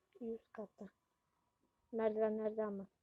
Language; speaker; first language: Turkish; native; Turkish